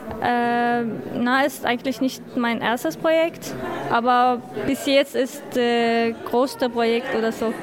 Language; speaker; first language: German; non-native, fluent; Arabic